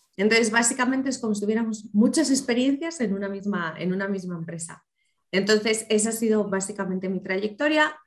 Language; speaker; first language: Spanish; native; Spanish